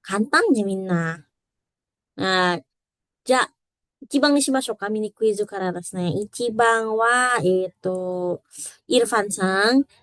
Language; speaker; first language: Japanese; non-native, fluent; Indonesian